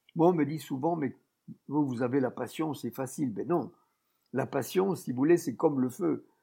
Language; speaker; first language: French; native; French